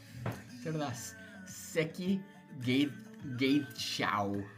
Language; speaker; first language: Basque; non-native, learner; English